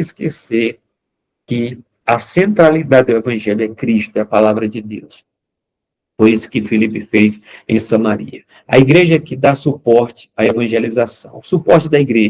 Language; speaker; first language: Portuguese; native; Portuguese